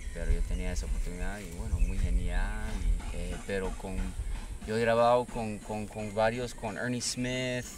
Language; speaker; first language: Spanish; non-native, fluent; English